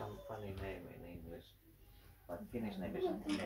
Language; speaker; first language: English; non-native, learner; Finnish